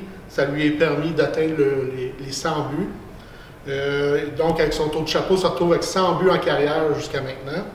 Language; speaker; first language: French; native; French